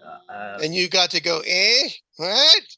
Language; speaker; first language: English; native; English